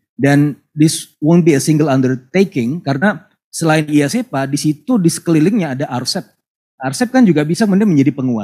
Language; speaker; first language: Indonesian; native; Indonesian